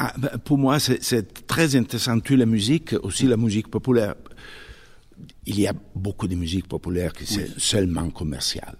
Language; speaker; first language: French; non-native, fluent; Italian